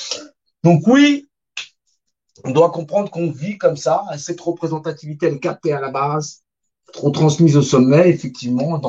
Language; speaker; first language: French; native; French